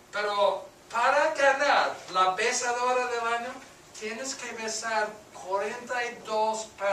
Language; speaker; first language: Spanish; non-native, fluent; English